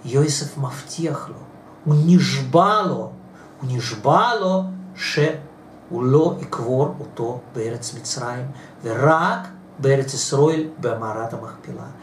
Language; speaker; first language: Hebrew; non-native, fluent; Russian